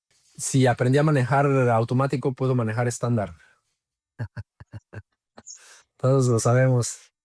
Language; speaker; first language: Spanish; native; Spanish